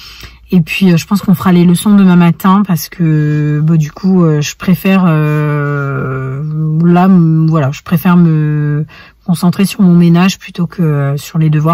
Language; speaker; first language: French; native; French